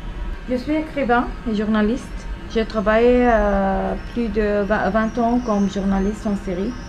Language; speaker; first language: French; non-native, learner; Arabic